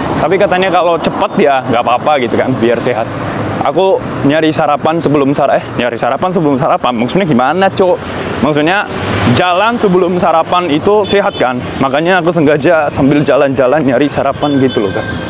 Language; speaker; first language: Indonesian; non-native, fluent; Japanese